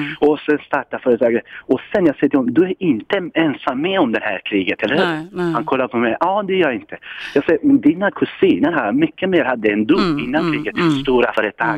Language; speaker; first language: Swedish; non-native, learner; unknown